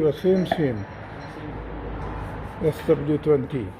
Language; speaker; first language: Arabic; non-native, learner; Punjabi